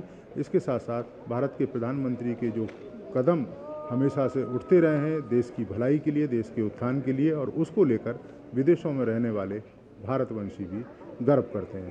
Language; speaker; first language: Hindi; native; Hindi